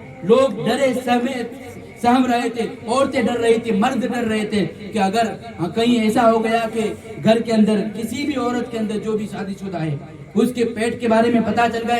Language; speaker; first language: Urdu; native; Urdu